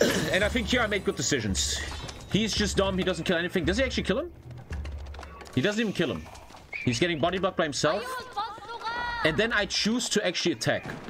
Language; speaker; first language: English; non-native, fluent; German